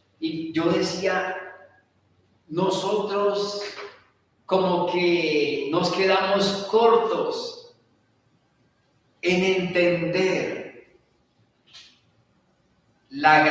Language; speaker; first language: Spanish; native; Spanish